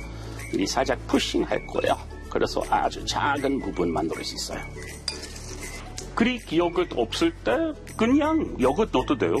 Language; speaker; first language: Korean; non-native, learner; English